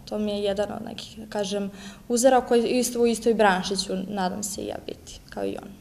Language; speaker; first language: Serbian; native; Serbian